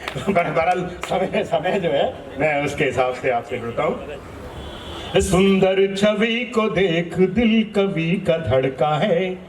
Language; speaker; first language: Hindi; non-native, local second language; Punjabi